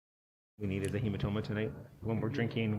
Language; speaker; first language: English; native; English